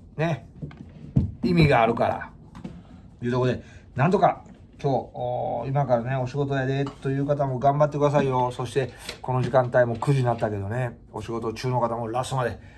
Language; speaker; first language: Japanese; native; Japanese